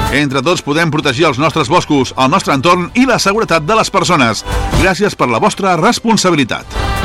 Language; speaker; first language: Catalan; native; Catalan